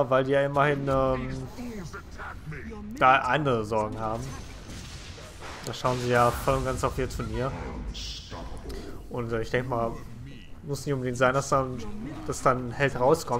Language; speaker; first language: German; native; German